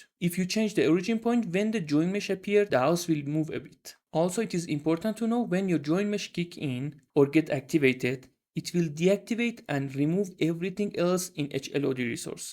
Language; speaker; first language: English; non-native, fluent; Persian